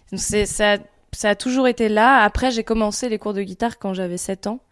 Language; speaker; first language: French; native; French